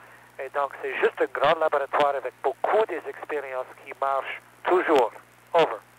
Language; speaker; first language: French; non-native, learner; English